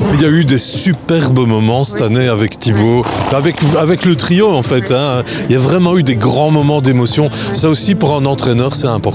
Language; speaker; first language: French; native; French